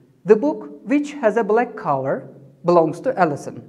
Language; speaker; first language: English; non-native, fluent; Turkish